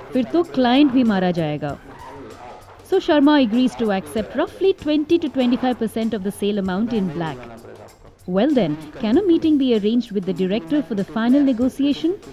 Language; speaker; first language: English; non-native, local second language; Hindi